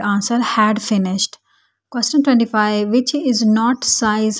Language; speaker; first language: English; non-native, local second language; Urdu